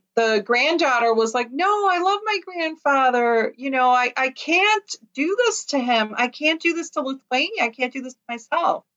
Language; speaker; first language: English; early bilingual, other home language; Lithuanian